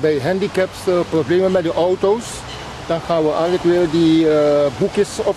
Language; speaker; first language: Dutch; native; Dutch